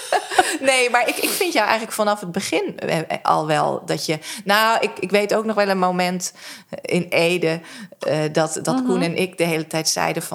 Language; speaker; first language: Dutch; native; Dutch